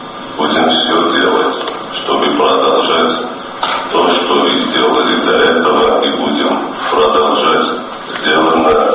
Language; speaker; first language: Russian; non-native, fluent; Armenian